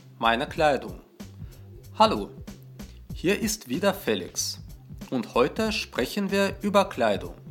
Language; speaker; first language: German; non-native, fluent; Russian